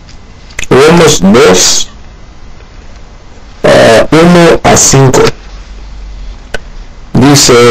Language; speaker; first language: Spanish; non-native, learner; Haitian Creole